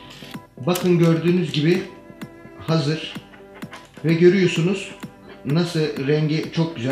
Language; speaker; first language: Turkish; native; Turkish